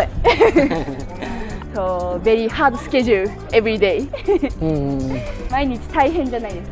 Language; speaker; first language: Japanese; native; Japanese